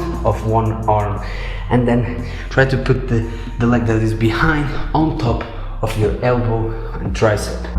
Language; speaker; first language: English; non-native, fluent; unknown